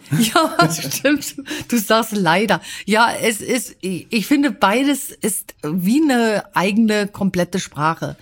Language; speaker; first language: German; native; German